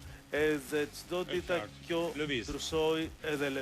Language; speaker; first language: Albanian; non-native, learner; Greek